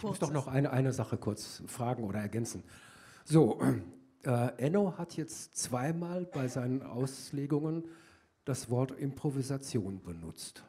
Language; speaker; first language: German; native; German